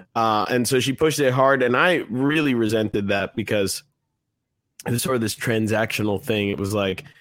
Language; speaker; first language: English; native; English